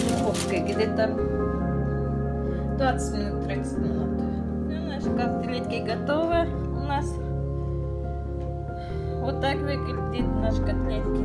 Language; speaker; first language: Russian; non-native, local second language; Tajik